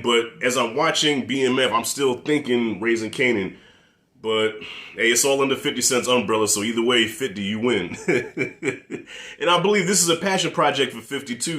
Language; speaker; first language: English; native; English